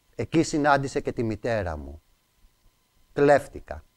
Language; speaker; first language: Greek; native; Greek